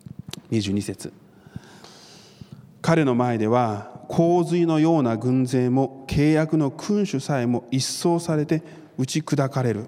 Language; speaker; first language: Japanese; non-native, fluent; Korean